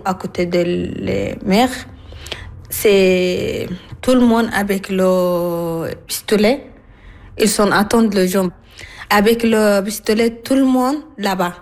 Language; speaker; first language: French; non-native, learner; Arabic